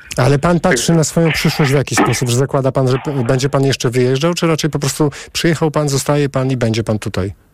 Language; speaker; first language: Polish; native; Polish